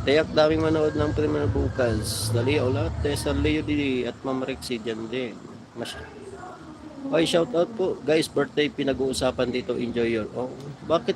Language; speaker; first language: Filipino; native; Filipino